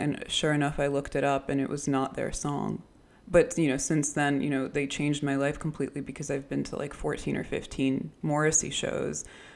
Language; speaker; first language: English; early bilingual, other home language; Russian